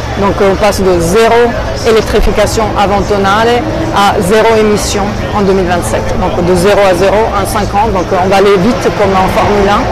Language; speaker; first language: French; non-native, fluent; Italian